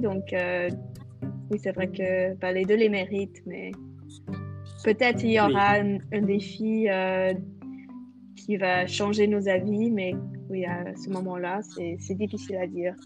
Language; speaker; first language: French; non-native, fluent; English